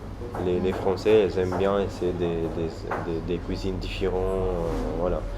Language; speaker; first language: French; non-native, learner; Arabic